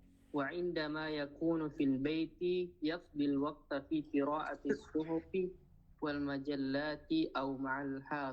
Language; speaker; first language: Arabic; non-native, learner; Indonesian